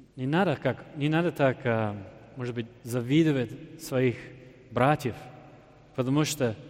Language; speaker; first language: Russian; non-native, fluent; English